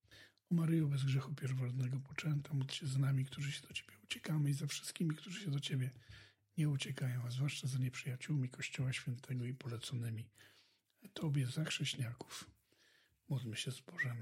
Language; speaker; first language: Polish; native; Polish